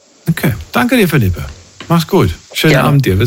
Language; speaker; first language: German; native; German